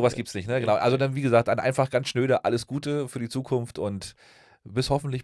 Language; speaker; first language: German; native; German